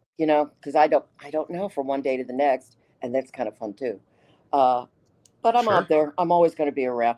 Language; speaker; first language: English; native; English